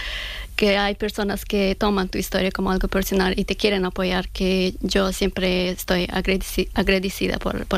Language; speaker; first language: Spanish; non-native, fluent; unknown